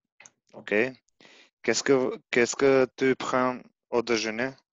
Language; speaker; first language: French; non-native, learner; Albanian